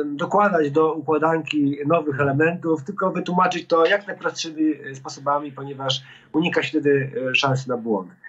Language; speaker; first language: Polish; native; Polish